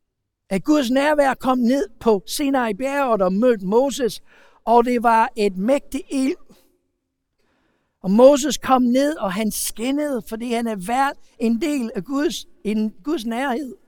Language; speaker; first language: Danish; non-native, fluent; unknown